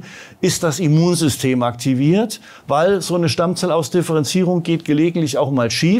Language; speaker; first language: German; native; German